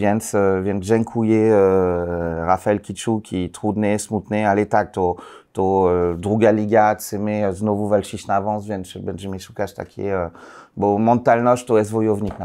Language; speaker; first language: Polish; non-native, learner; French